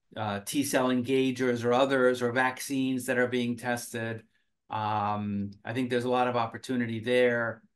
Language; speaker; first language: English; early bilingual, other home language; Finnish